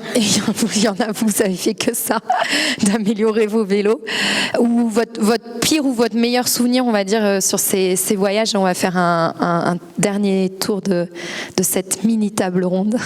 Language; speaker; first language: French; native; French